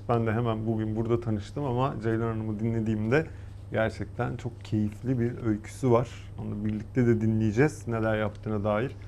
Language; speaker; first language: Turkish; native; Turkish